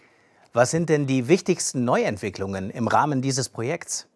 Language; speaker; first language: German; native; German